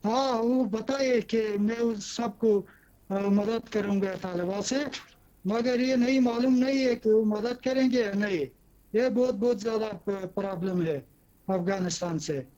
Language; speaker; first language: Hindi; non-native, learner; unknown